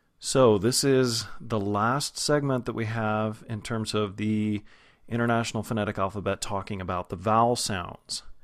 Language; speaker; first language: English; native; English